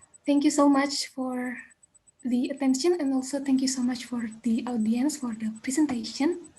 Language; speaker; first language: English; non-native, learner; Indonesian